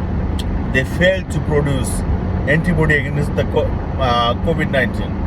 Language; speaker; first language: English; non-native, local second language; Bangla